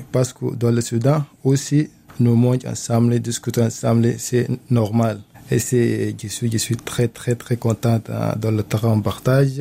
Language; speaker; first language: French; non-native, learner; Arabic